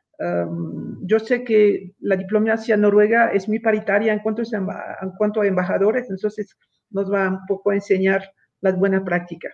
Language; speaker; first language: Spanish; non-native, fluent; French